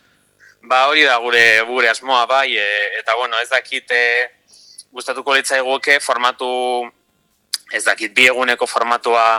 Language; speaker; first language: Basque; non-native, local second language; Spanish